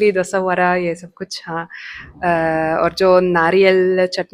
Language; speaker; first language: Hindi; non-native, fluent; Italian